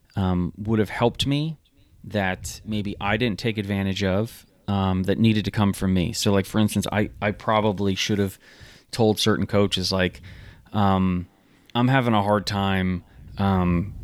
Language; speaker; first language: English; native; English